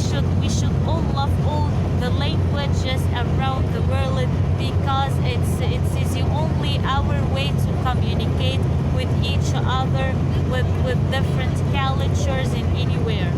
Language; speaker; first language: English; non-native, learner; Arabic